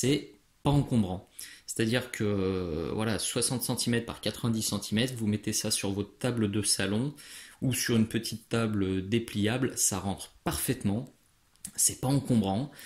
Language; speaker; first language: French; native; French